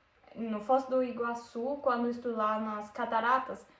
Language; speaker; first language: Portuguese; non-native, learner; German